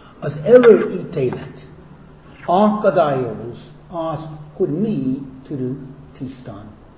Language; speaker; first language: Hungarian; non-native, fluent; English